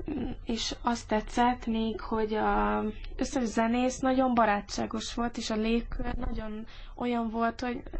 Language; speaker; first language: Hungarian; early bilingual, heritage; English